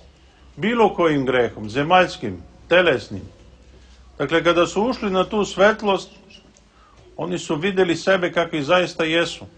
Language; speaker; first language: Serbian; native; Serbian